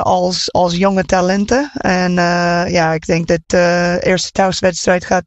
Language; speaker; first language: Dutch; non-native, fluent; English